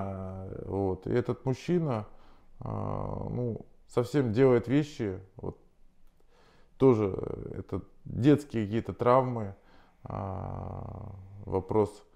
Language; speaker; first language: Russian; native; Russian